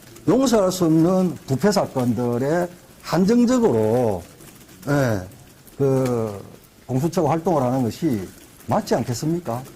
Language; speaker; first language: Korean; native; Korean